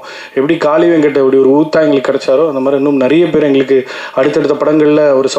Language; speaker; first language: Tamil; native; Tamil